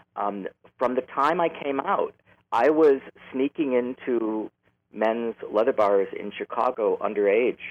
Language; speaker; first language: English; native; English